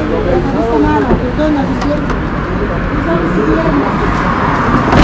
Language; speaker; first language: Spanish; non-native, learner; Filipino